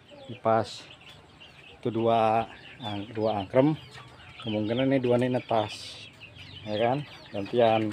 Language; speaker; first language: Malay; non-native, local second language; Javanese